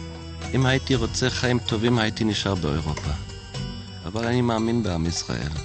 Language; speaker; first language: Hebrew; non-native, fluent; German